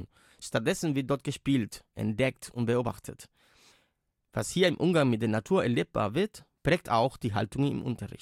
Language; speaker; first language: German; native; German